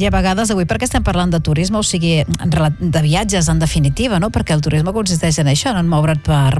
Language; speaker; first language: Catalan; native; Catalan